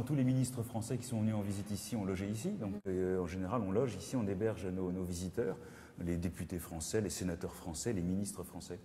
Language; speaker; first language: French; native; French